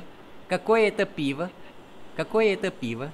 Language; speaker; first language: Russian; non-native, fluent; Vietnamese